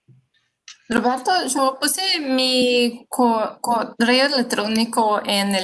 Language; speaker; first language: Spanish; non-native, fluent; Portuguese